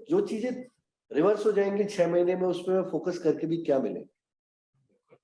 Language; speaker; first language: Hindi; native; Hindi